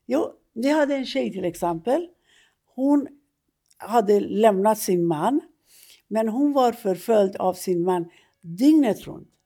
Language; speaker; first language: Swedish; non-native, fluent; Persian